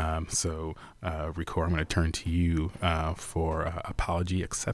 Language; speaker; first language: English; native; English